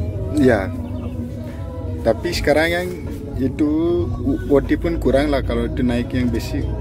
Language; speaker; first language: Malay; non-native, learner; Nepali